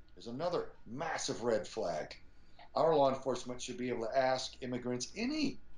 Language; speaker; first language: English; native; English